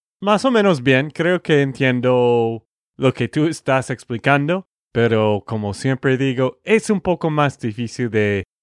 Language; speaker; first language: Spanish; non-native, fluent; English